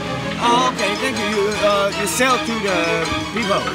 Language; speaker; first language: English; non-native, learner; Chinese